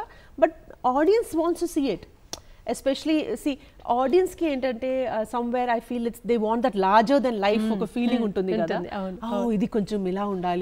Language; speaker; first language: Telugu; non-native, local second language; Malayalam